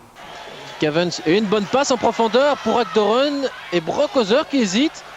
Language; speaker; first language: French; native; French